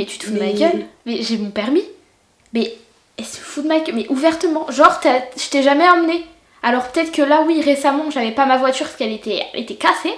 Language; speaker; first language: French; native; French